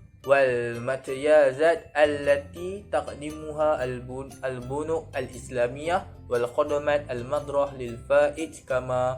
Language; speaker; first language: Arabic; non-native, learner; Malay